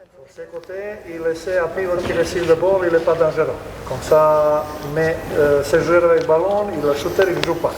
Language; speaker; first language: French; non-native, learner; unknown